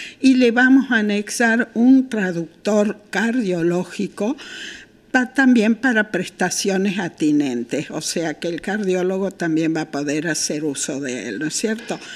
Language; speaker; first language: Spanish; native; Spanish